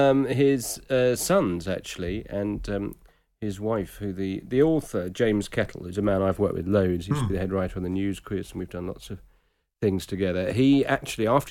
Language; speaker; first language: English; native; English